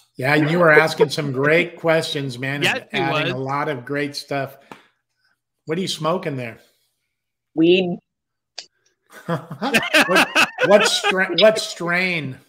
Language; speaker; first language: English; native; English